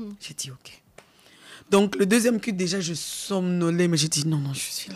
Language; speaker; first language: French; non-native, local second language; Lingala